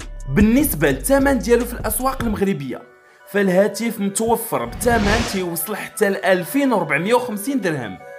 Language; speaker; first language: Arabic; native; Arabic